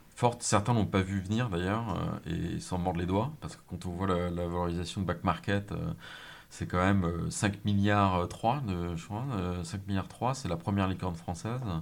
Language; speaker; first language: French; native; French